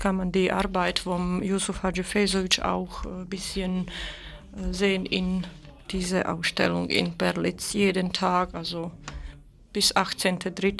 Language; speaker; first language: German; non-native, learner; Bosnian